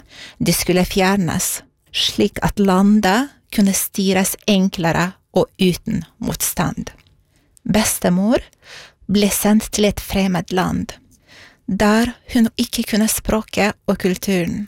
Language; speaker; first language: Norwegian; non-native, fluent; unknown